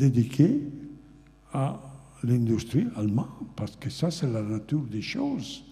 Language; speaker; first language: French; non-native, fluent; Italian